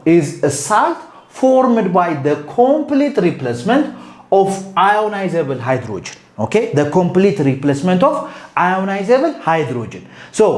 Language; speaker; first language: English; non-native, local second language; Amharic